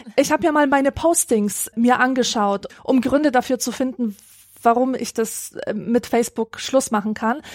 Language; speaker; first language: German; early bilingual, other home language; Polish